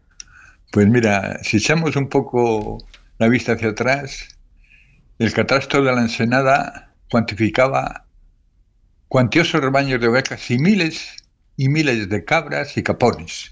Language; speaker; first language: Spanish; native; Spanish